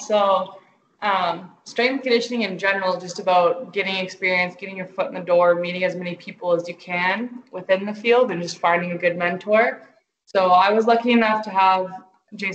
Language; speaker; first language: English; native; English